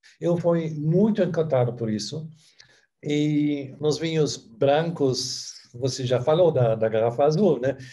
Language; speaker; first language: Portuguese; non-native, fluent; German